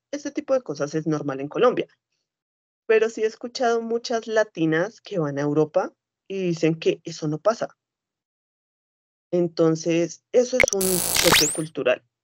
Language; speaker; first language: Spanish; native; Spanish